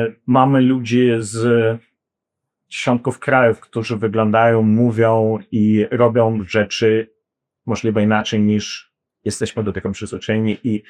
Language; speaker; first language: Polish; non-native, fluent; Ukrainian